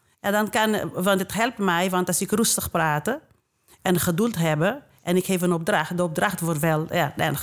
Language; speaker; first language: Dutch; non-native, fluent; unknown